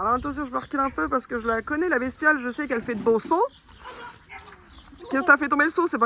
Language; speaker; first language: French; native; French